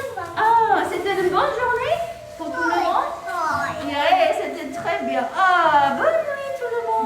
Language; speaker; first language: French; non-native, fluent; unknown